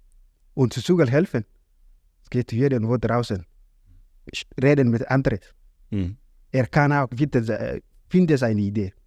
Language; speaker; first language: German; non-native, learner; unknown